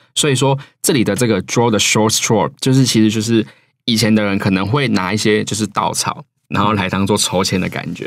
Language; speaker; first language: Chinese; native; Chinese